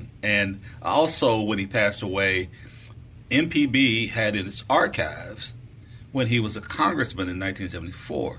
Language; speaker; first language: English; native; English